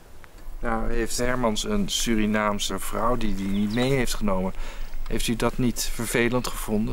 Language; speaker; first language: Dutch; native; Dutch